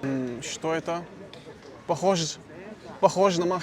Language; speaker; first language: Russian; non-native, local second language; Chechen